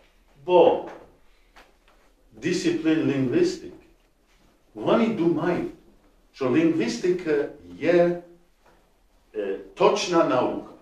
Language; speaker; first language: Ukrainian; non-native, learner; English